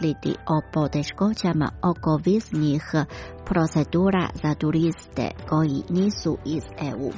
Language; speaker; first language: Croatian; non-native, fluent; Chinese